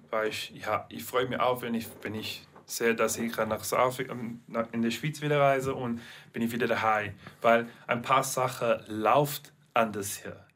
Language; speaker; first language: German; non-native, learner; English